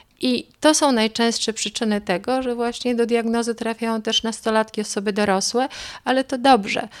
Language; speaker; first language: Polish; native; Polish